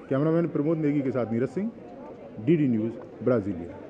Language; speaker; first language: Hindi; native; Hindi